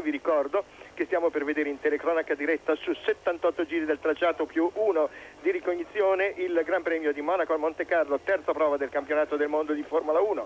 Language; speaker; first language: Italian; native; Italian